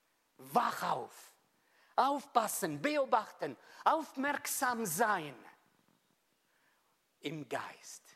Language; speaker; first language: German; non-native, fluent; Italian